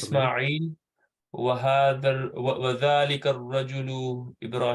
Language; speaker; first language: Arabic; non-native, learner; English